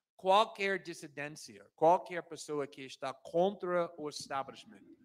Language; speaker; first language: Portuguese; non-native, fluent; English